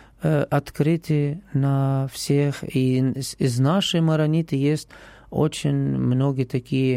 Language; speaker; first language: Russian; non-native, learner; Arabic